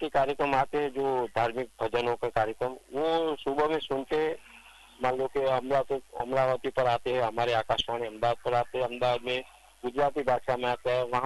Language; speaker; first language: Hindi; non-native, local second language; Gujarati